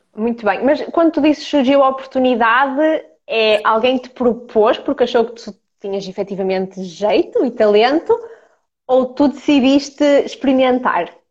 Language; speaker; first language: Portuguese; early bilingual, other home language; Ukrainian